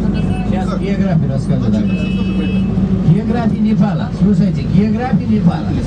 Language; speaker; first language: Russian; non-native, learner; Nepali